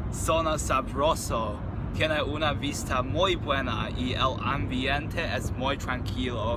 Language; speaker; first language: Spanish; non-native, learner; English